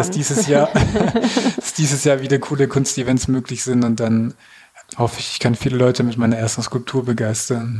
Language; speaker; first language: German; native; German